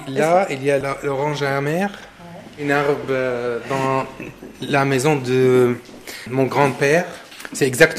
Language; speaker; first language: French; non-native, learner; Arabic